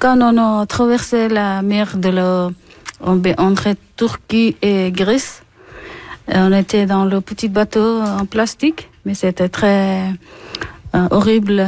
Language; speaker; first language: French; non-native, learner; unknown